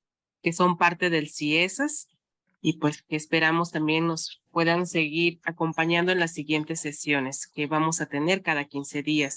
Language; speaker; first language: Spanish; native; Spanish